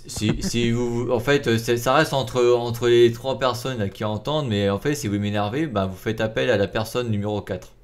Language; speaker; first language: French; native; French